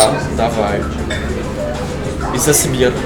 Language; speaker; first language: Russian; non-native, learner; French